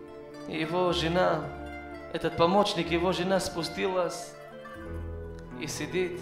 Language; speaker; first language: Russian; non-native, learner; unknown